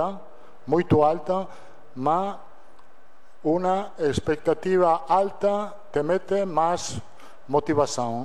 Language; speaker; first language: Portuguese; non-native, fluent; Italian